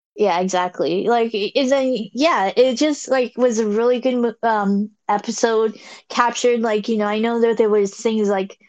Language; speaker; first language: English; native; English